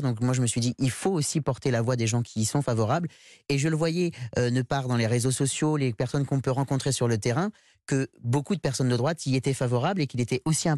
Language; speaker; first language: French; native; French